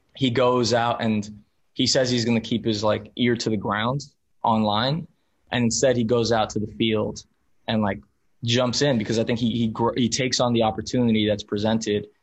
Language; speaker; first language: English; early bilingual, other home language; Spanish